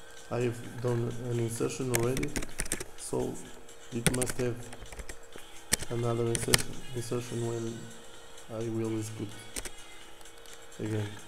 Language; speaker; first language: English; non-native, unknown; Portuguese